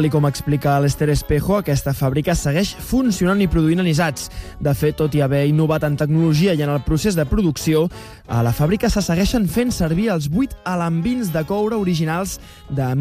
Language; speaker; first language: Catalan; native; Catalan